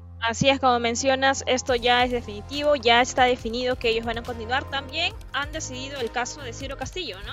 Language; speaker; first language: Spanish; native; Spanish